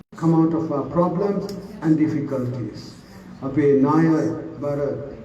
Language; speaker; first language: English; non-native, local second language; Sinhala